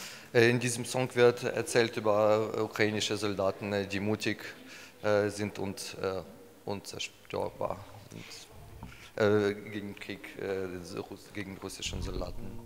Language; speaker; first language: German; non-native, learner; Ukrainian